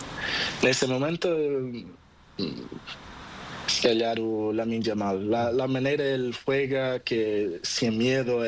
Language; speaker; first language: Spanish; non-native, learner; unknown